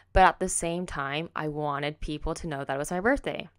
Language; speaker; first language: English; native; English